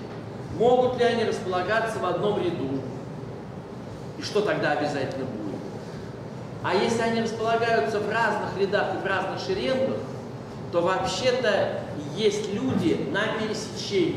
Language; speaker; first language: Russian; native; Russian